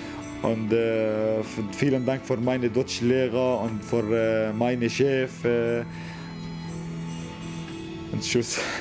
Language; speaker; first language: German; non-native, learner; Arabic